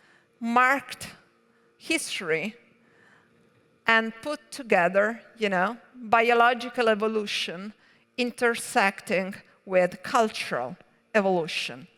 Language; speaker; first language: English; non-native, fluent; Italian